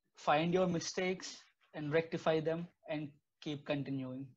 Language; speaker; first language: English; non-native, local second language; Telugu